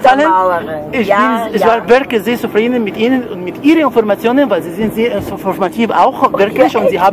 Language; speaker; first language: German; non-native, fluent; Arabic